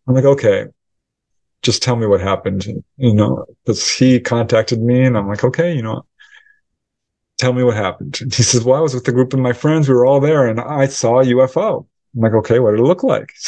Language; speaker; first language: English; native; English